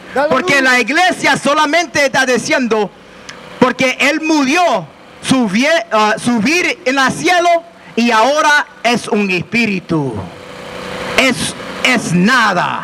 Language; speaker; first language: Spanish; non-native, learner; English